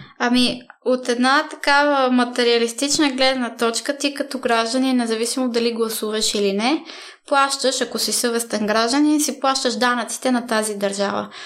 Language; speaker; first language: Bulgarian; early bilingual, heritage; Bulgarian